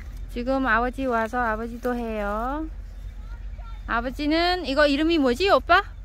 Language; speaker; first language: Korean; non-native, learner; Vietnamese